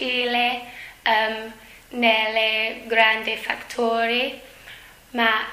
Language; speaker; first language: Italian; non-native, learner; English